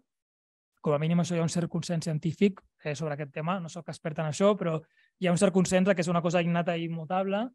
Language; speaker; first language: Catalan; native; Catalan